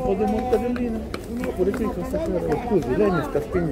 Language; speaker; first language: Italian; native; Italian